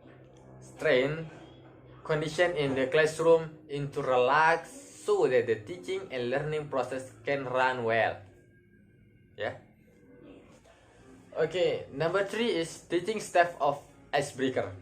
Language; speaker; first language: English; non-native, learner; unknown